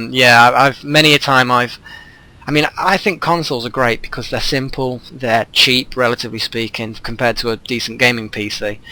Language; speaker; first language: English; native; English